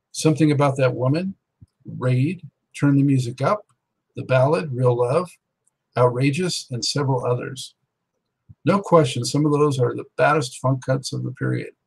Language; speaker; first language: English; native; English